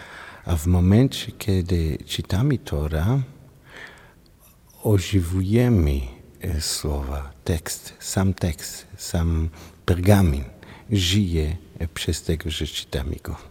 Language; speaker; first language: Polish; non-native, learner; Hebrew